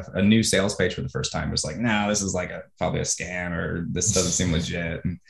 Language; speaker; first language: English; native; English